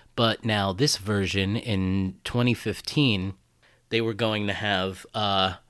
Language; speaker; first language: English; native; English